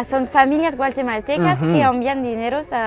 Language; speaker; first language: Spanish; non-native, learner; French